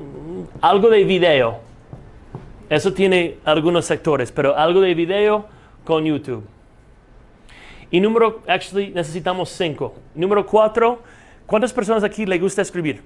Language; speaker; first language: Spanish; non-native, fluent; English